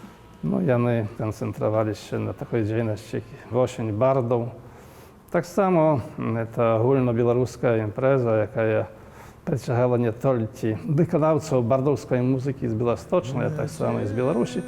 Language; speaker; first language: Polish; non-native, local second language; Belarusian